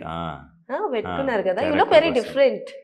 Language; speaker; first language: Telugu; native; Telugu